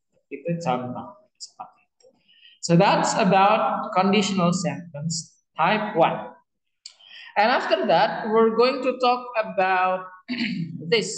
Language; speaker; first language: English; non-native, fluent; Indonesian